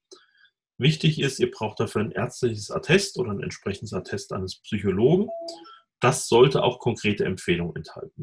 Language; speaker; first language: German; native; German